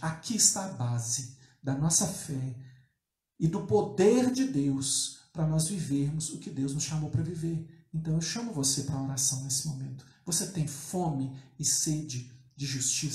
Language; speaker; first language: Portuguese; native; Portuguese